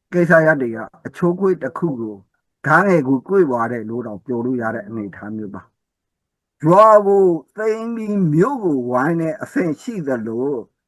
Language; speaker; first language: Burmese; non-native, local second language; S'gaw Karen